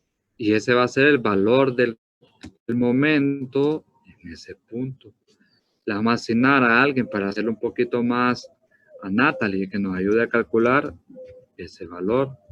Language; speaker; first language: Spanish; native; Spanish